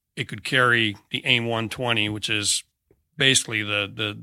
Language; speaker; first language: English; native; English